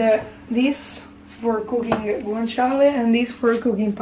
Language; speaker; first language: English; non-native, learner; Italian